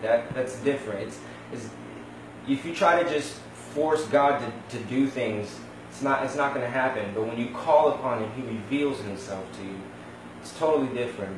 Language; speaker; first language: English; early bilingual, other home language; Spanish